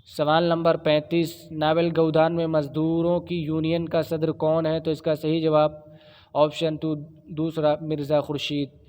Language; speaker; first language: Urdu; native; Urdu